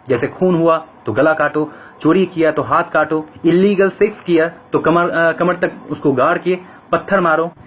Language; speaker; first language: Hindi; non-native, fluent; Bangla